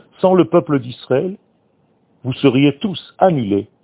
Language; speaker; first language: French; native; French